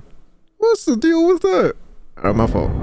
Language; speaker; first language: English; native; English